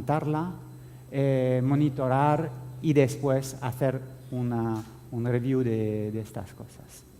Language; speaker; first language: Spanish; non-native, fluent; French